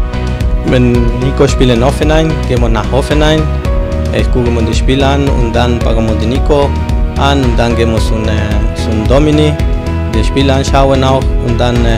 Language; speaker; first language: German; non-native, learner; Spanish